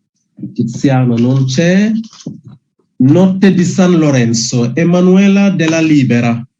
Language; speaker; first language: Italian; non-native, fluent; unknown